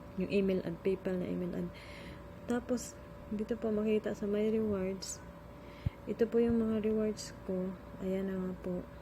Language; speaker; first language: Filipino; non-native, local second language; Cebuano